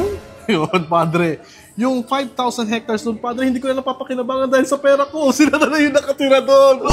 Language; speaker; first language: Filipino; native; Filipino